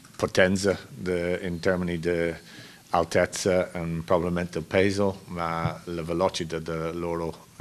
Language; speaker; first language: Italian; non-native, learner; English